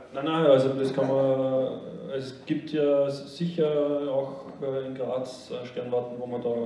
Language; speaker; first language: German; native; German